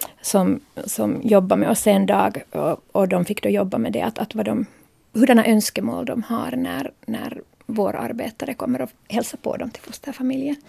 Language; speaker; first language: Swedish; native; Swedish